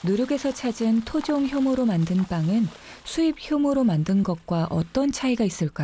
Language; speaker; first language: Korean; native; Korean